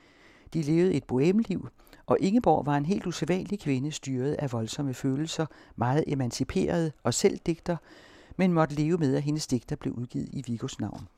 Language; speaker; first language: Danish; native; Danish